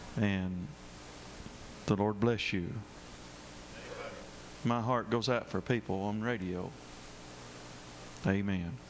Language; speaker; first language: English; native; English